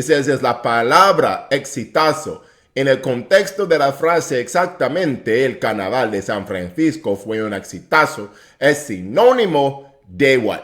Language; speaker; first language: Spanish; non-native, fluent; English